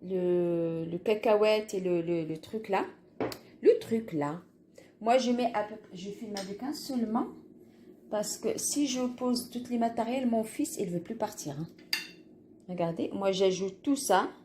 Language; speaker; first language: French; non-native, local second language; Arabic